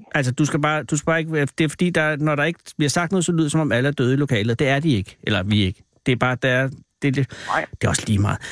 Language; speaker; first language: Danish; native; Danish